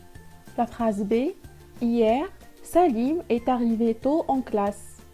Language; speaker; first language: French; non-native, local second language; Arabic